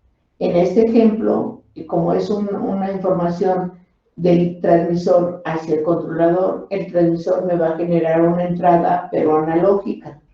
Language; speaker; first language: Spanish; native; Spanish